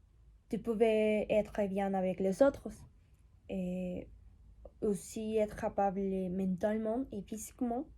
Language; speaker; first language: French; non-native, learner; Spanish